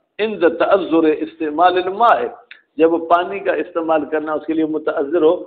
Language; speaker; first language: Urdu; non-native, local second language; Sindhi